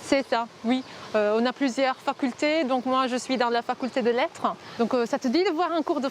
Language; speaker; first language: French; non-native, fluent; Maltese